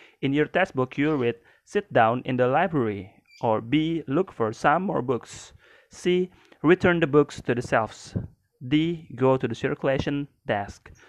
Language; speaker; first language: English; non-native, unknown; Indonesian